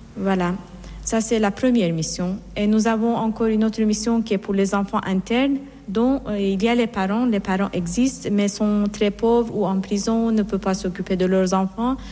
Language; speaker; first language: French; non-native, fluent; Persian